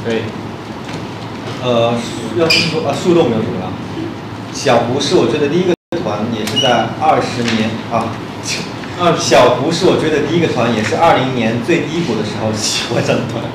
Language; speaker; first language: Chinese; native; Chinese